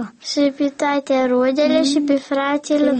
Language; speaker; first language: Romanian; early bilingual, other home language; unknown